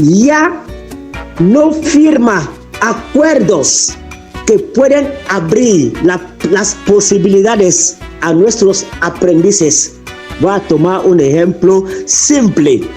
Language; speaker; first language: Spanish; non-native, fluent; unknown